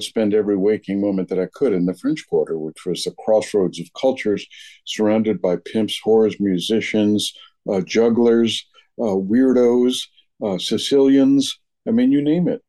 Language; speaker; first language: English; native; English